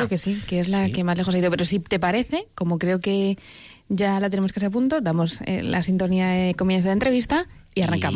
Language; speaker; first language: Spanish; native; Spanish